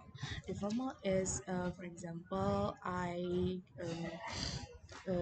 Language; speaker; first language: English; non-native, learner; Indonesian